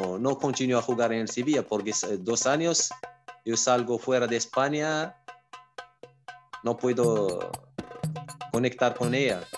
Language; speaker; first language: Spanish; non-native, fluent; Arabic